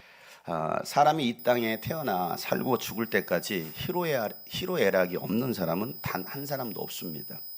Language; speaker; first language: Korean; native; Korean